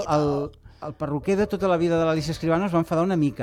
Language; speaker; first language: Catalan; native; Catalan